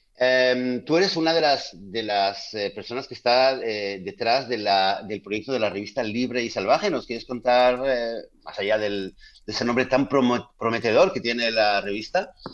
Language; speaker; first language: Spanish; native; Spanish